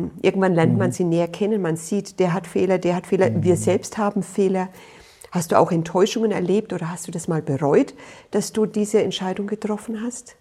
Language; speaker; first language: German; native; German